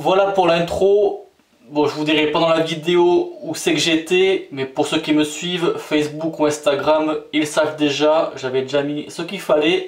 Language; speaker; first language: French; native; French